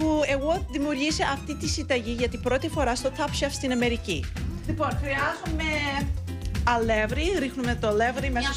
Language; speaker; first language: Greek; early bilingual, heritage; Greek